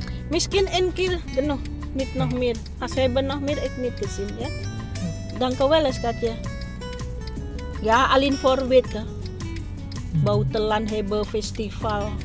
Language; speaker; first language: Dutch; non-native, learner; Indonesian